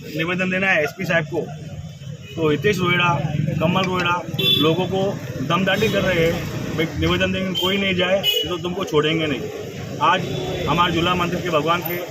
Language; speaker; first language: Hindi; non-native, local second language; Sindhi